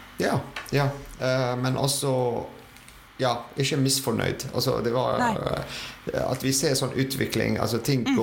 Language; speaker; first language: Norwegian; non-native, fluent; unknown